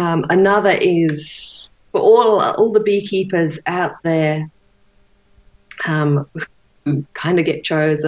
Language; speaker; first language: English; native; English